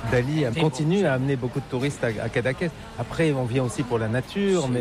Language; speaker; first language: French; native; French